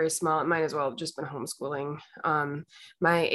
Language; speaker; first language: English; native; English